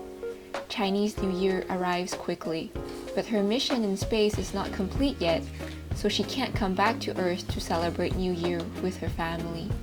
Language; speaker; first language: English; non-native, local second language; French